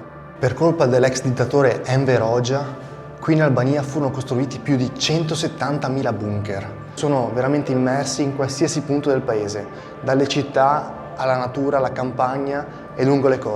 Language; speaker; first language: Italian; native; Italian